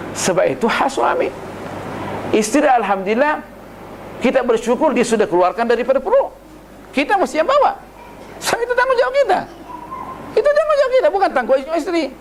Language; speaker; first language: Malay; non-native, local second language; Buginese